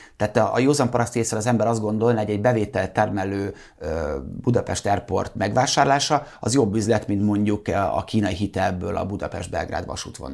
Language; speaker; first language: Hungarian; native; Hungarian